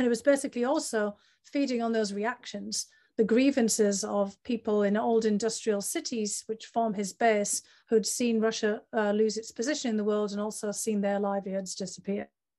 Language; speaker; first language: English; native; English